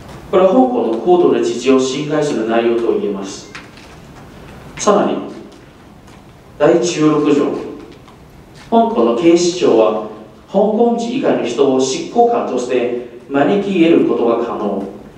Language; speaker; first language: Japanese; non-native, fluent; Cantonese